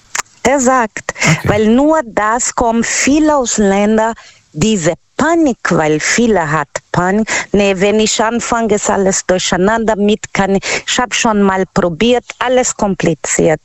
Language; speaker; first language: German; non-native, learner; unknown